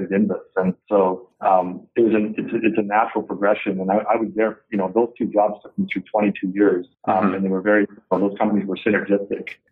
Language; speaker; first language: English; native; English